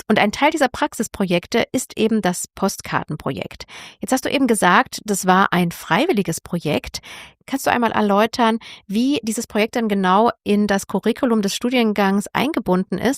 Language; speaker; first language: German; native; German